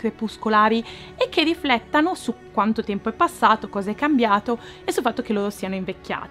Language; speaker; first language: Italian; native; Italian